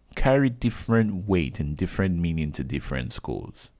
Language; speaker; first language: English; non-native, local second language; Yoruba